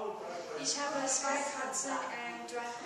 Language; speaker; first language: German; non-native, learner; English